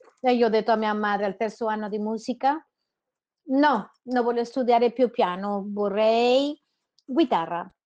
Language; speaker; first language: Italian; non-native, fluent; Spanish